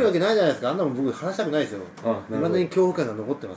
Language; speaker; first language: Japanese; native; Japanese